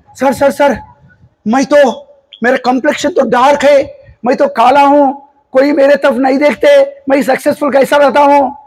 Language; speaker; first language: Hindi; non-native, local second language; Telugu